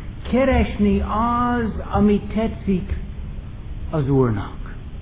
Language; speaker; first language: Hungarian; non-native, fluent; English